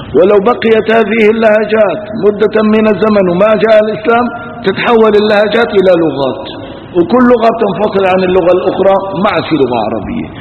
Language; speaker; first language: Arabic; early bilingual, other home language; Kurdish